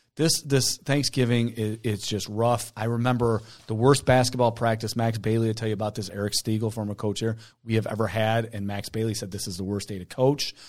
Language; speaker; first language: English; native; English